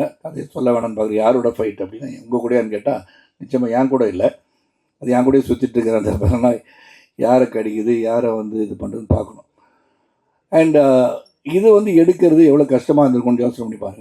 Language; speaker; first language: Tamil; native; Tamil